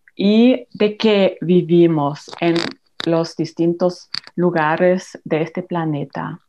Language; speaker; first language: Spanish; non-native, fluent; German